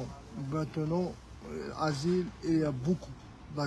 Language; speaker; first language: French; non-native, learner; Arabic